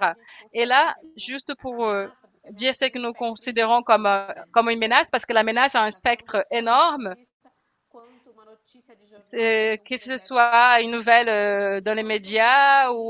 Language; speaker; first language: French; non-native, fluent; Portuguese